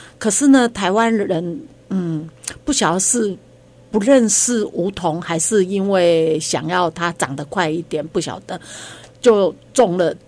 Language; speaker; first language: Chinese; non-native, local second language; Hakka Chinese